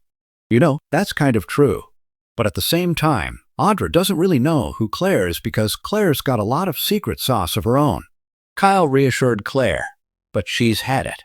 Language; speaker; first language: English; native; English